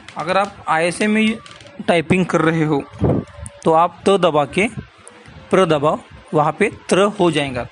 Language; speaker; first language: Hindi; non-native, local second language; Marathi